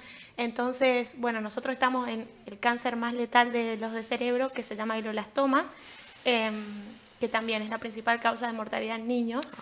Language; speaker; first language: Spanish; native; Spanish